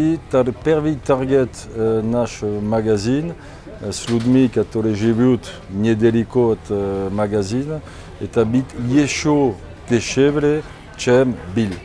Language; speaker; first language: Russian; non-native, learner; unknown